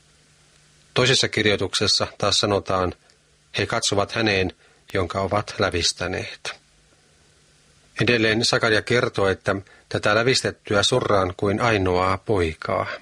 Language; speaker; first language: Finnish; native; Finnish